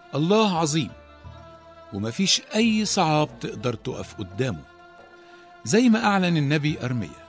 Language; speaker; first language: Arabic; native; Arabic